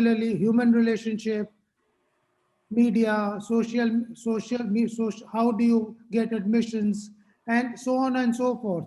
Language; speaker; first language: English; non-native, local second language; Hindi